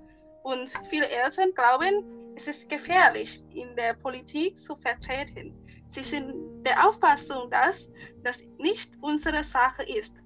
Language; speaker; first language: German; non-native, learner; Thai